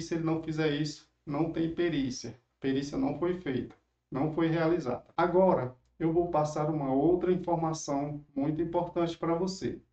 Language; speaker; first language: Portuguese; native; Portuguese